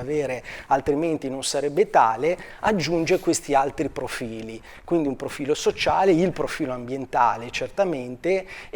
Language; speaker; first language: Italian; native; Italian